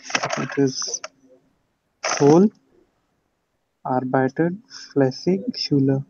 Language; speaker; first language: German; non-native, learner; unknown